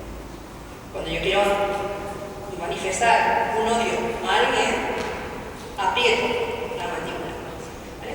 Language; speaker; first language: Spanish; native; Spanish